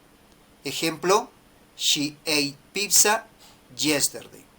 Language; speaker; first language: English; non-native, learner; Spanish